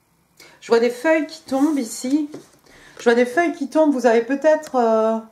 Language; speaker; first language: French; native; French